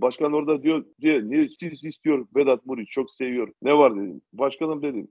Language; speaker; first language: Turkish; non-native, learner; Macedonian